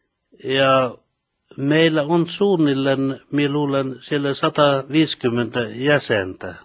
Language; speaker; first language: Finnish; early bilingual, heritage; Finnish